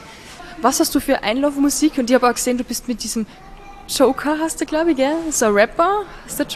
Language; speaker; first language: German; native; German